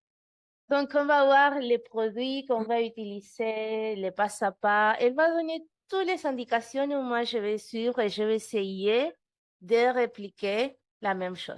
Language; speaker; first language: French; non-native, fluent; Spanish